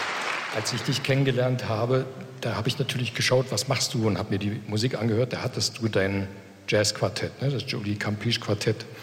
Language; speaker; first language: German; native; German